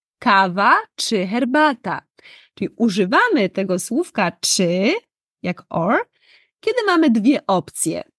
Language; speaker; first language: Polish; native; Polish